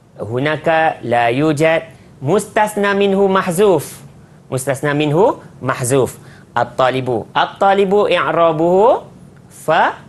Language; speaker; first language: Arabic; non-native, fluent; Malay